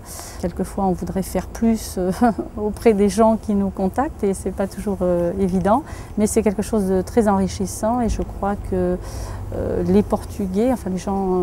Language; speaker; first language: French; early bilingual, other home language; Portuguese